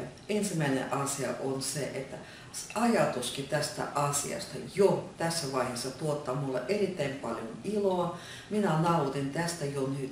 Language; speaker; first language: Finnish; non-native, fluent; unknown